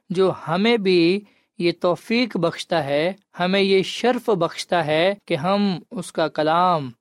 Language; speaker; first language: Urdu; non-native, local second language; Punjabi